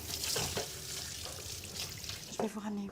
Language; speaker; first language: French; non-native, local second language; Arabic